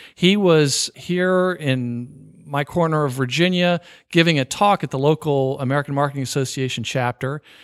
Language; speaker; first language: English; native; English